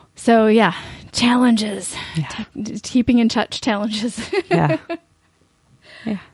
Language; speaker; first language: English; native; English